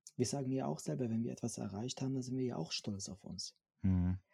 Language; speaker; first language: German; non-native, fluent; French